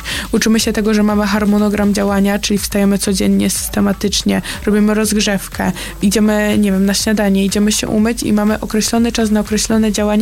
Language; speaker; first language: Polish; native; Polish